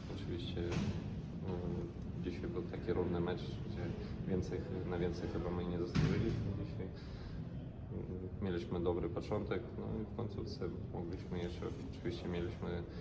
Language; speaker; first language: Polish; non-native, fluent; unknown